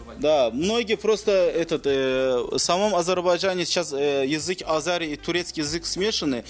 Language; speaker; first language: Russian; non-native, local second language; Talysh